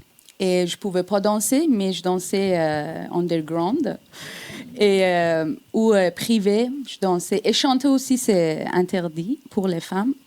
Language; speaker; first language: French; non-native, fluent; Persian